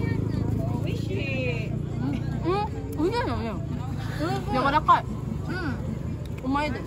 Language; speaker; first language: Japanese; non-native, learner; Filipino